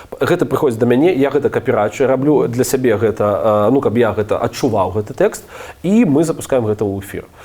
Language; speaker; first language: Belarusian; non-native, local second language; Russian